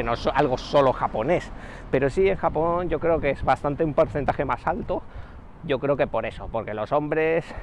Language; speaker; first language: Spanish; native; Spanish